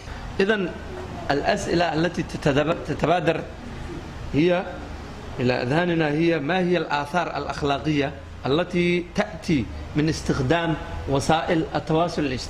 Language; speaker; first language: Arabic; non-native, learner; Somali